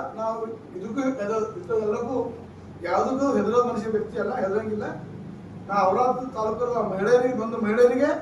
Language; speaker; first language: Kannada; native; Kannada